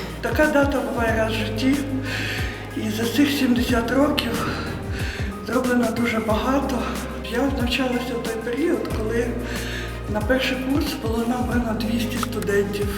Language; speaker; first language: Ukrainian; native; Ukrainian